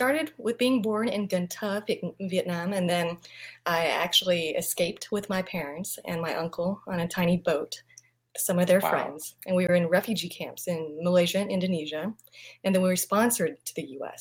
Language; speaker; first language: English; non-native, fluent; Vietnamese